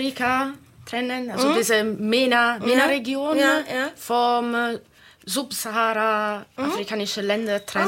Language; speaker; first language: German; non-native, fluent; Italian